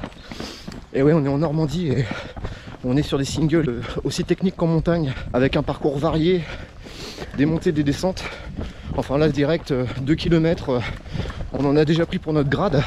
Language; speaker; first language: French; native; French